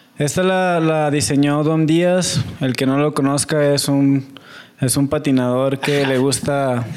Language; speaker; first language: Spanish; native; Spanish